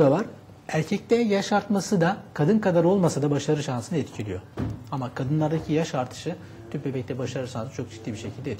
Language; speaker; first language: Turkish; native; Turkish